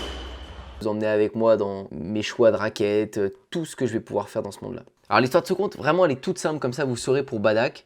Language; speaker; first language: French; native; French